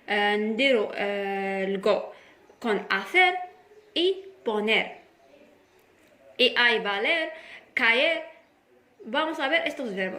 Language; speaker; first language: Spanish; non-native, fluent; Arabic